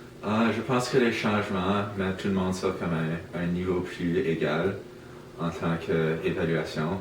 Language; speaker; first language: French; non-native, local second language; English